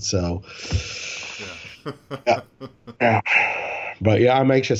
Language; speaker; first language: English; native; English